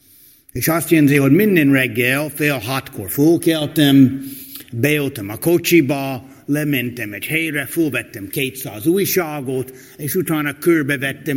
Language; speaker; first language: Hungarian; non-native, fluent; English